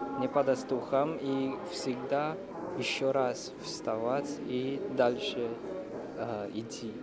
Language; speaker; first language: Russian; non-native, fluent; Chinese